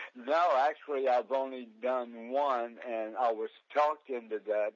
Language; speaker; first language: English; native; English